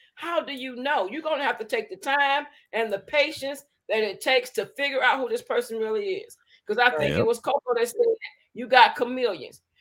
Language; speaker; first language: English; native; English